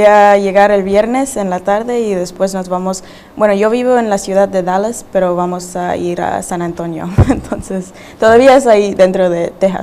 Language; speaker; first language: Spanish; early bilingual, heritage; Spanish